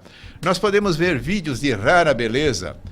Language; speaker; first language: Portuguese; native; Portuguese